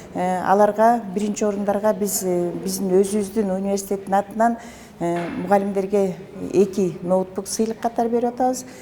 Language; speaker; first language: Kyrgyz; native; Kyrgyz